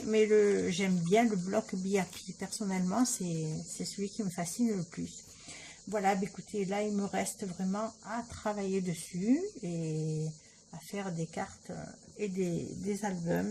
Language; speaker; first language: French; native; French